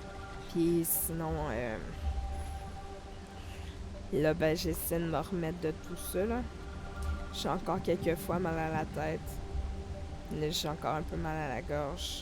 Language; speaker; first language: French; native; French